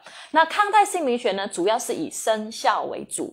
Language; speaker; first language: Chinese; native; Chinese